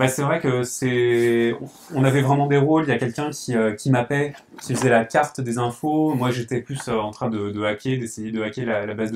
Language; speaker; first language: French; native; French